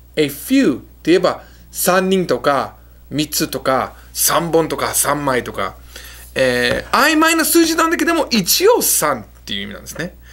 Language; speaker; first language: Japanese; early bilingual, heritage; Japanese